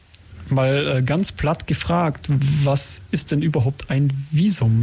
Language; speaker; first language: German; native; German